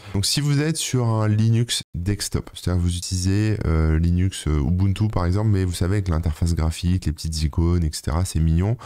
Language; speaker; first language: French; native; French